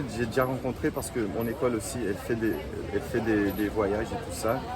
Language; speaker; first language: French; non-native, fluent; Portuguese